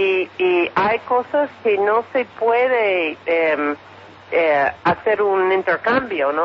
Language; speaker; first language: Spanish; non-native, fluent; English